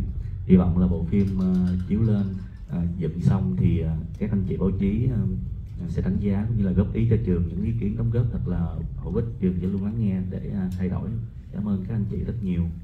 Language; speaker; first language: Vietnamese; native; Vietnamese